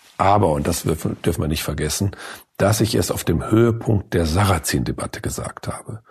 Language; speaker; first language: German; native; German